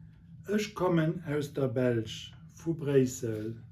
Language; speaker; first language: German; non-native, local second language; Luxembourgish